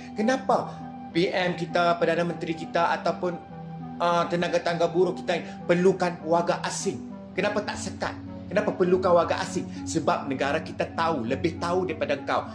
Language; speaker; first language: Malay; native; Malay